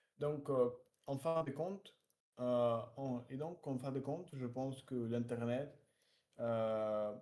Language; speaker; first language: French; non-native, learner; Russian